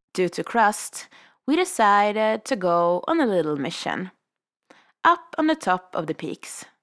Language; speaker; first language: English; non-native, fluent; Swedish